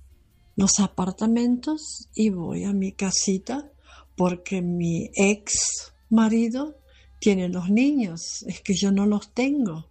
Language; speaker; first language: Spanish; non-native, fluent; German